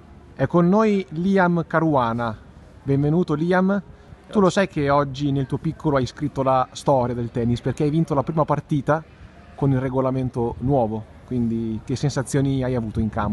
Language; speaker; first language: Italian; native; Italian